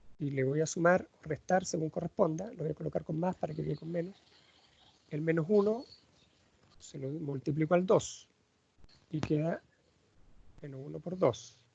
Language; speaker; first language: Spanish; native; Spanish